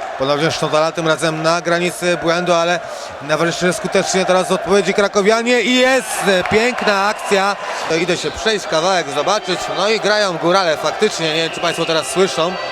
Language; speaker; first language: Polish; native; Polish